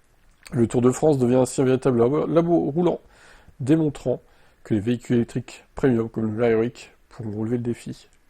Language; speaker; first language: French; native; French